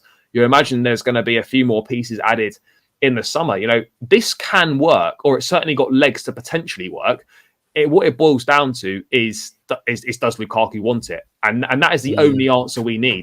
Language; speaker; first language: English; native; English